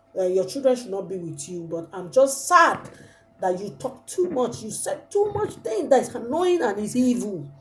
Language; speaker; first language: English; non-native, local second language; Yoruba